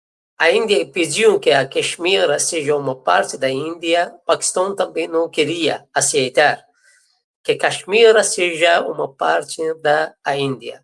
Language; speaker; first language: Portuguese; non-native, fluent; Persian